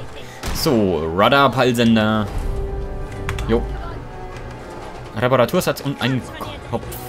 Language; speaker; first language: German; native; German